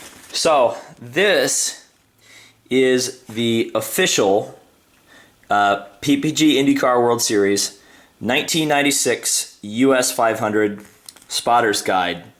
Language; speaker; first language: English; native; English